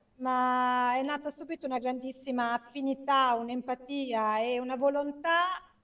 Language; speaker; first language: Italian; native; Italian